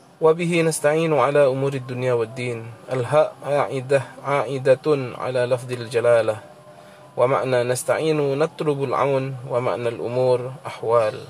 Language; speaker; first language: Arabic; non-native, fluent; Indonesian